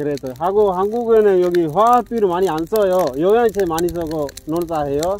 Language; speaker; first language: Korean; non-native, learner; Sinhala